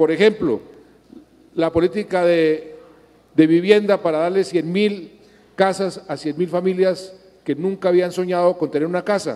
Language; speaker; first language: Spanish; native; Spanish